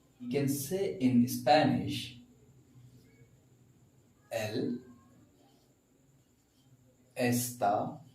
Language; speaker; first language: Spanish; non-native, fluent; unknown